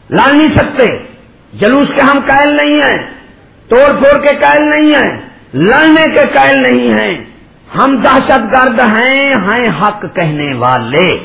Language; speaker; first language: Urdu; non-native, local second language; Punjabi